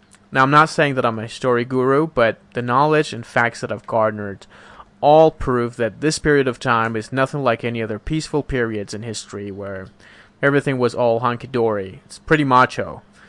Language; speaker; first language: English; non-native, fluent; Persian